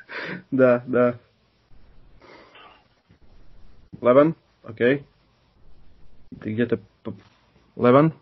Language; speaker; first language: Russian; non-native, fluent; Latvian